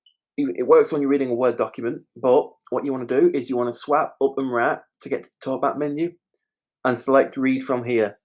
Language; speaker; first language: English; native; English